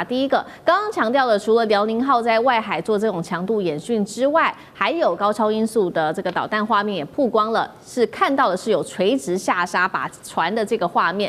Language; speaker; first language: Chinese; native; Chinese